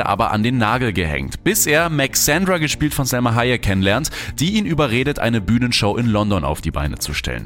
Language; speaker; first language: German; native; German